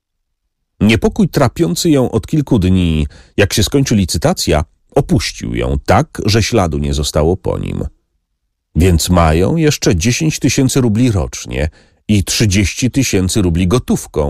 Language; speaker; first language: Polish; native; Polish